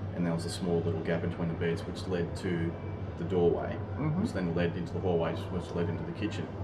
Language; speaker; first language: English; native; English